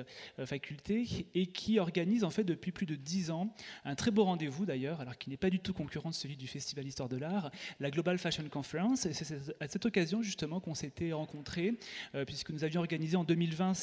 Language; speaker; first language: French; native; French